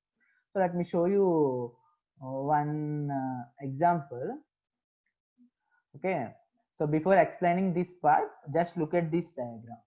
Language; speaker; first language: English; non-native, local second language; Telugu